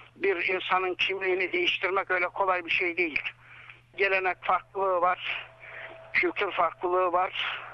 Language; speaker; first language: Turkish; native; Turkish